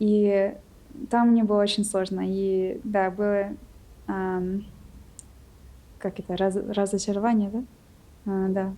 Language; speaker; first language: Russian; non-native, fluent; English